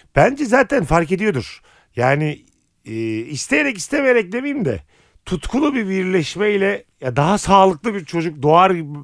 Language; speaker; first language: Turkish; native; Turkish